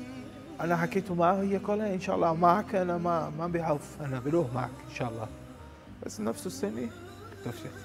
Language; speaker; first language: Arabic; non-native, learner; Portuguese